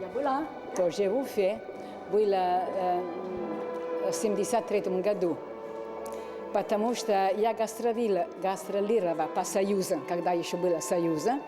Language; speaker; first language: Russian; non-native, learner; Italian